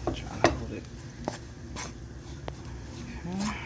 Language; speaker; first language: English; native; English